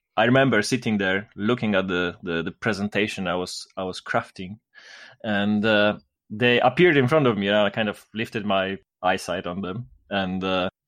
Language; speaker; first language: English; non-native, fluent; Polish